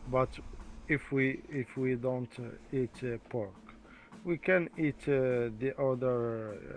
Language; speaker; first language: English; non-native, learner; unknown